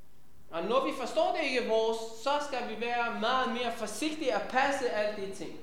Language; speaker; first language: Danish; non-native, fluent; Hebrew